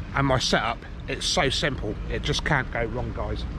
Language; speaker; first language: English; native; English